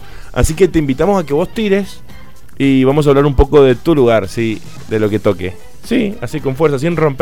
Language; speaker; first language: Spanish; native; Spanish